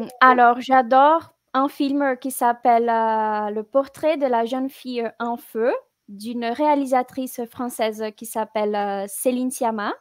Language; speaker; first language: French; non-native, fluent; Portuguese